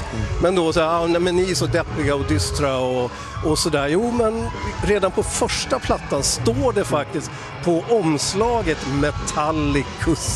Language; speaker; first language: Swedish; native; Swedish